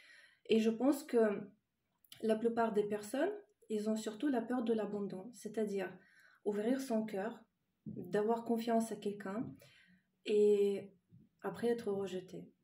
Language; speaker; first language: French; non-native, fluent; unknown